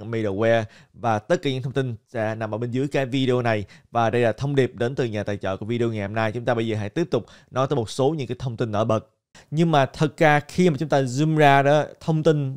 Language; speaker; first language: Vietnamese; native; Vietnamese